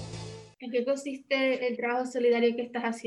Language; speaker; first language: Spanish; native; Spanish